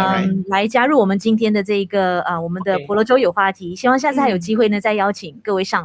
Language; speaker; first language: Chinese; native; Chinese